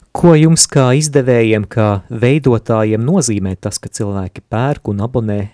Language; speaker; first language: Latvian; native; Latvian